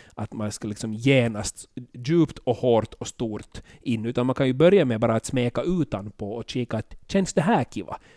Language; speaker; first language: Swedish; native; Swedish